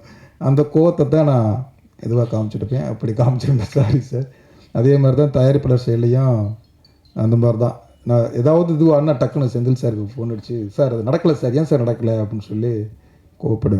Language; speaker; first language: Tamil; native; Tamil